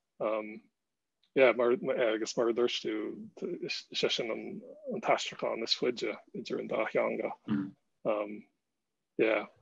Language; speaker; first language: Irish; non-native, fluent; English